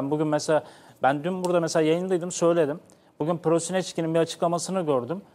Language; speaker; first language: Turkish; native; Turkish